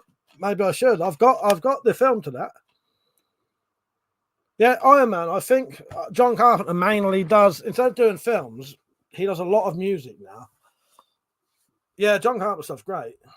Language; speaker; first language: English; native; English